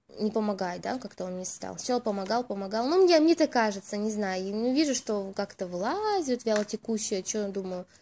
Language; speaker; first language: Russian; native; Russian